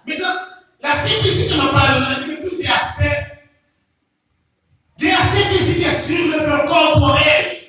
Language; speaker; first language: French; non-native, local second language; Haitian Creole